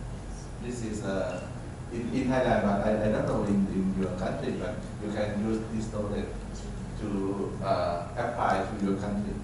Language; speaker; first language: English; non-native, learner; Thai